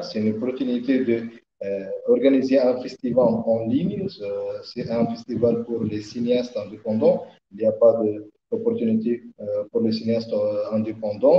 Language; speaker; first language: French; non-native, learner; Arabic